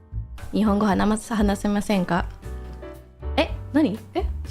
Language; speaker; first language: Japanese; non-native, fluent; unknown